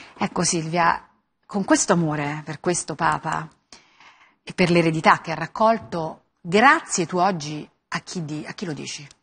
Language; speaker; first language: Italian; native; Italian